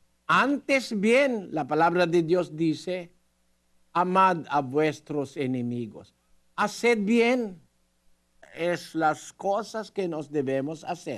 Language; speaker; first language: Spanish; non-native, learner; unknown